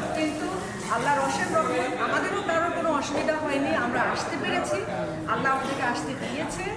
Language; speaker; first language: Bangla; early bilingual, heritage; Bangla